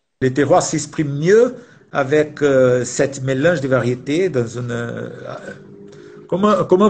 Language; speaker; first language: French; non-native, fluent; Portuguese